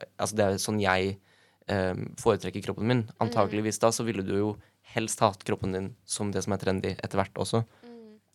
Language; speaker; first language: Norwegian; native; Norwegian